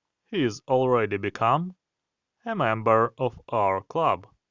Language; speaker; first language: English; non-native, fluent; Ukrainian